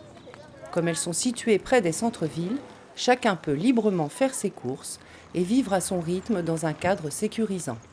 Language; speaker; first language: French; native; French